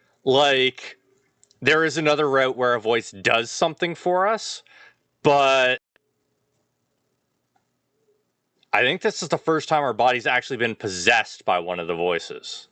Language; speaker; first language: English; native; English